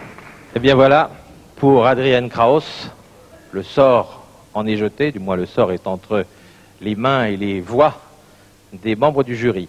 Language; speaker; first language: French; native; French